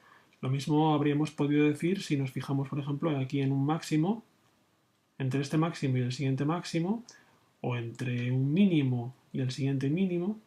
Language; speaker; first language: Spanish; native; Spanish